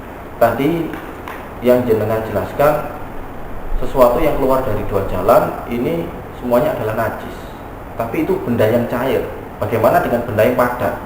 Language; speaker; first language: Indonesian; non-native, local second language; Javanese